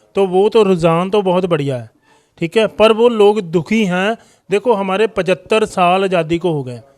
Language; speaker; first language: Hindi; non-native, local second language; Punjabi